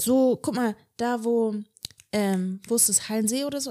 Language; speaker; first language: German; native; German